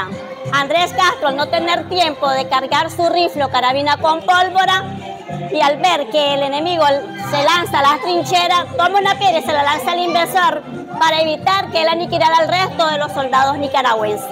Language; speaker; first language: Spanish; native; Spanish